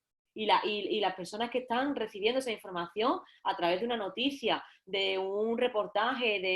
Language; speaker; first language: Spanish; native; Spanish